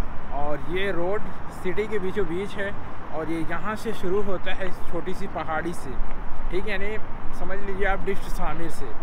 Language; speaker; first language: Hindi; native; Hindi